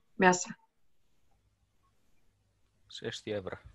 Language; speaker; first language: Russian; non-native, learner; Finnish